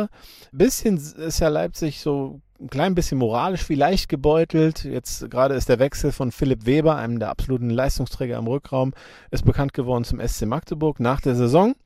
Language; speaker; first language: German; native; German